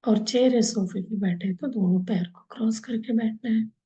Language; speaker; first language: Hindi; non-native, local second language; Kannada